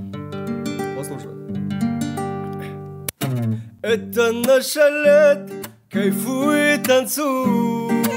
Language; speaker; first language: Russian; non-native, learner; Tajik